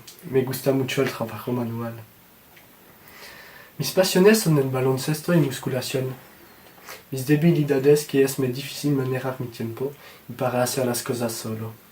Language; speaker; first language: Spanish; non-native, learner; French